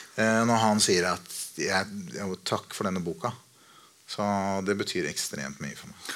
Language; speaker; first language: Norwegian; native; Norwegian